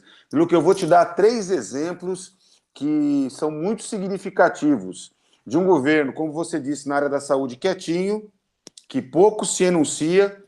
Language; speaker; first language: Portuguese; native; Portuguese